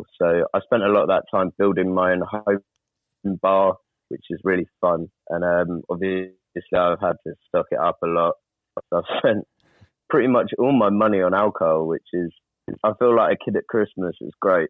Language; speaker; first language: English; native; English